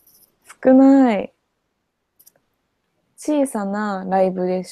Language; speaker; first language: Japanese; non-native, fluent; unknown